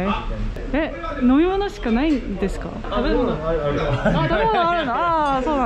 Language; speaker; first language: Japanese; non-native, fluent; Korean